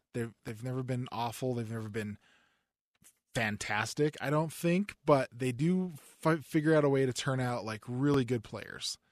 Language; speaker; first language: English; native; English